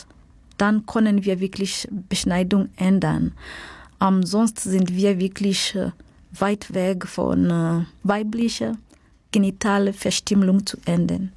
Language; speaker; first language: German; non-native, learner; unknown